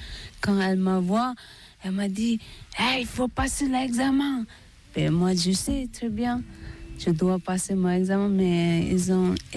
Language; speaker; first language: French; non-native, learner; Tibetan